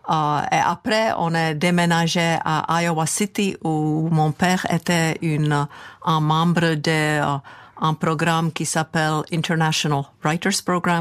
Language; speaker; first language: French; non-native, fluent; Czech